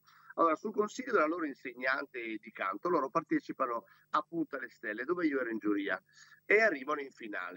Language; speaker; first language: Italian; native; Italian